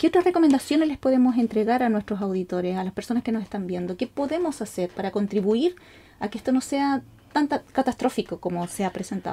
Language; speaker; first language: Spanish; native; Spanish